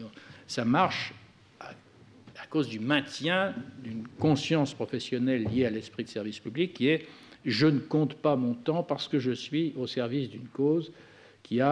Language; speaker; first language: French; native; French